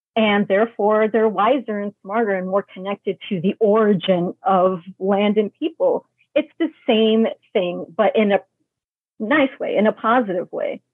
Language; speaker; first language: English; native; English